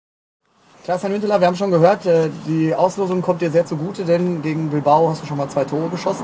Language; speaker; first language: German; native; German